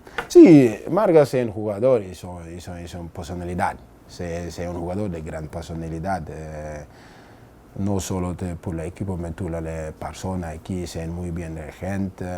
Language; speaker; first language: Spanish; non-native, learner; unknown